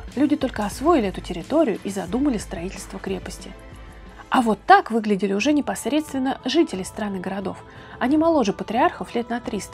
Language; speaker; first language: Russian; native; Russian